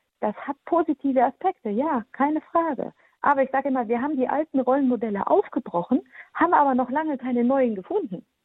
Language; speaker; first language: German; early bilingual, heritage; German